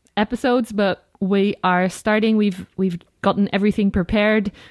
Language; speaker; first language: English; non-native, fluent; Dutch